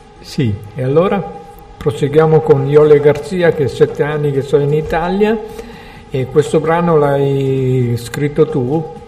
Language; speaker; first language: Italian; native; Italian